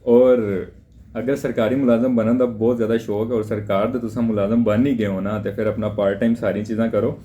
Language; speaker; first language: Urdu; non-native, local second language; Punjabi